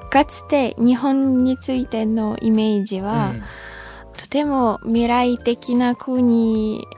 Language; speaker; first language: Japanese; non-native, fluent; Ukrainian